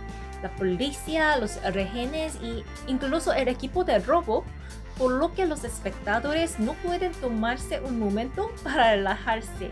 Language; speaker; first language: Spanish; non-native, fluent; Korean